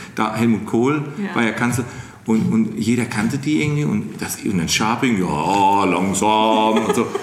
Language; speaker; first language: German; native; German